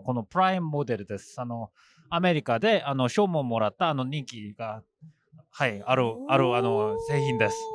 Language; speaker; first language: Japanese; non-native, learner; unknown